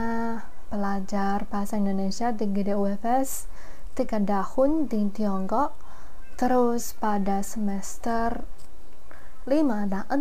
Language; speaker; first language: Indonesian; non-native, fluent; Chinese